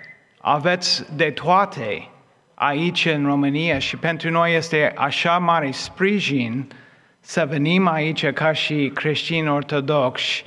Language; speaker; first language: Romanian; non-native, fluent; English